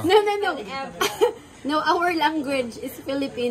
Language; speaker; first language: English; non-native, local second language; Cebuano